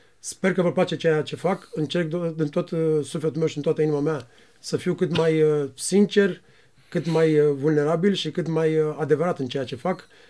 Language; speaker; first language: Romanian; native; Romanian